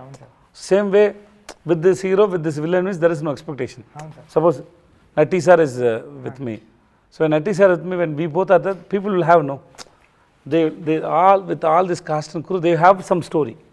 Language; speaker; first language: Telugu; non-native, local second language; Tamil